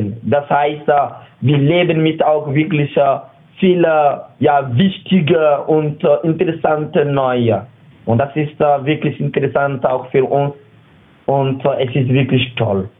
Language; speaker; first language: German; non-native, learner; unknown